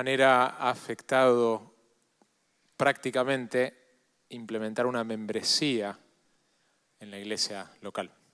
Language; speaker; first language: Spanish; native; Spanish